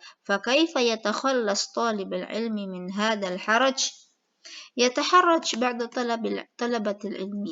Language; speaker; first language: Arabic; non-native, fluent; Indonesian